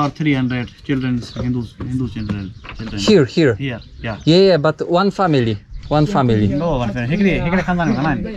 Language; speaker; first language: English; non-native, learner; Polish